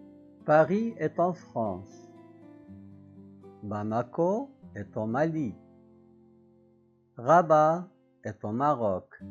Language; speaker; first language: French; non-native, local second language; Arabic